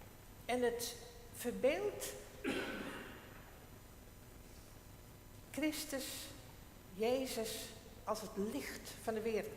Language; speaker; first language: Dutch; non-native, local second language; Western Frisian